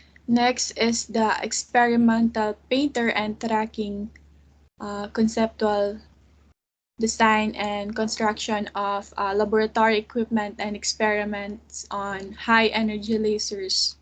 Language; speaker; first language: English; non-native, local second language; Filipino